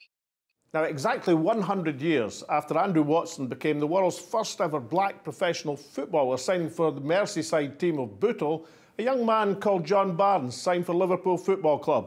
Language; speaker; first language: English; native; English